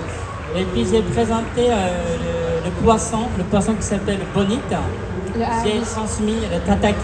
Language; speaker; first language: French; non-native, fluent; Japanese